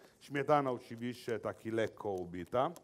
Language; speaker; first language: Polish; non-native, learner; Italian